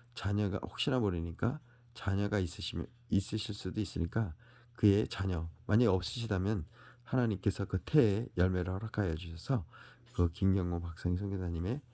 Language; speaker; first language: Korean; native; Korean